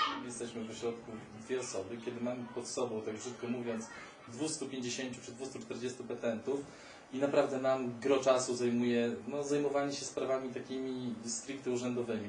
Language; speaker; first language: Polish; native; Polish